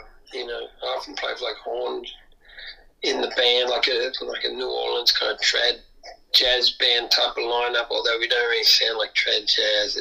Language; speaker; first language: English; native; English